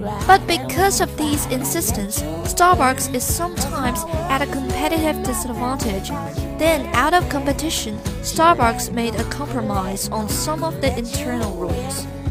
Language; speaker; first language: English; non-native, fluent; Chinese